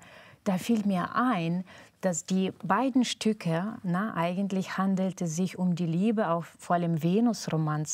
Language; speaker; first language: German; non-native, fluent; Russian